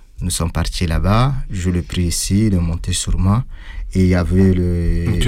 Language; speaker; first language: French; non-native, fluent; Arabic